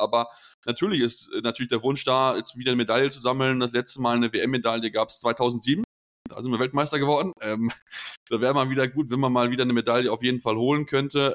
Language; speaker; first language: German; native; German